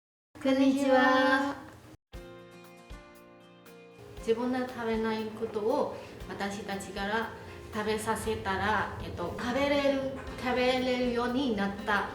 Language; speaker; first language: Japanese; non-native, fluent; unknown